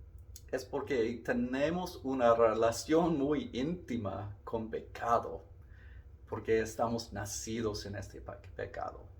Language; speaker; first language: Spanish; non-native, learner; English